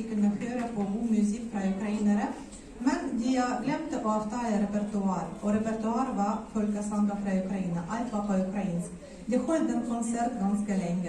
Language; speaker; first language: Norwegian; non-native, learner; Ukrainian